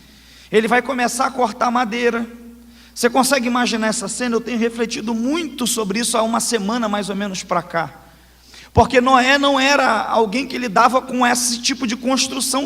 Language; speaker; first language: Portuguese; native; Portuguese